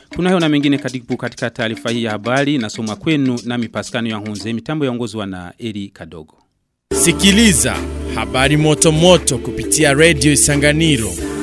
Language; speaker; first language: Swahili; non-native, local second language; Rundi